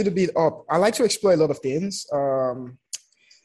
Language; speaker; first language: English; non-native, local second language; Yoruba